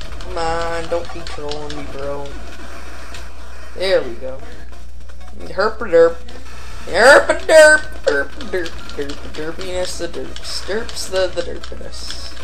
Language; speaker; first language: English; native; English